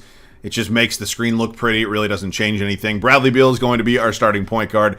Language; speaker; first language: English; native; English